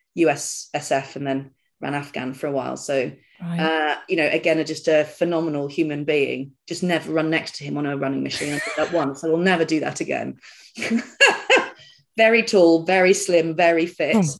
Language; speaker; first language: English; native; English